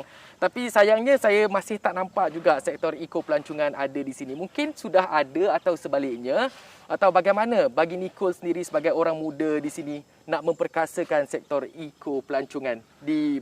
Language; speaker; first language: Malay; native; Malay